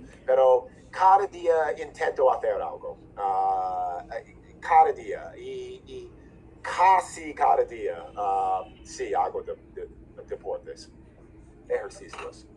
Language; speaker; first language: Spanish; non-native, fluent; English